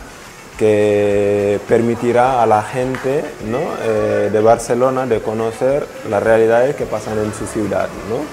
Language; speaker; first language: Spanish; non-native, fluent; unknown